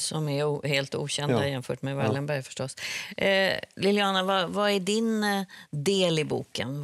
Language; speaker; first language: Swedish; native; Swedish